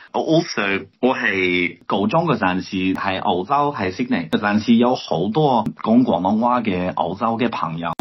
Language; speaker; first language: Cantonese; non-native, learner; English